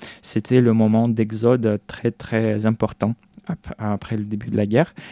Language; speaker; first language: French; non-native, fluent; Russian